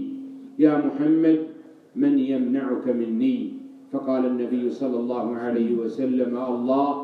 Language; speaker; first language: Arabic; native; Arabic